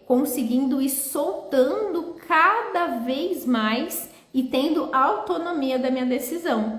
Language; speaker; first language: Portuguese; native; Portuguese